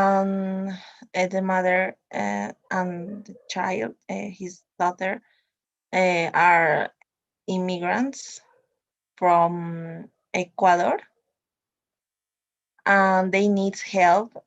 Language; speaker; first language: English; non-native, learner; Spanish